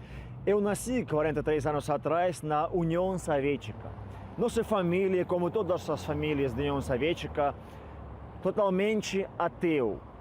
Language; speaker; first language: Portuguese; non-native, fluent; Russian